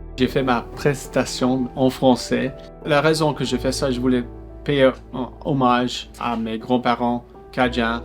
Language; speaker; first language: French; non-native, local second language; English